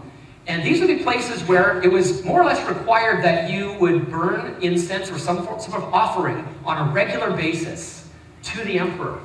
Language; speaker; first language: English; native; English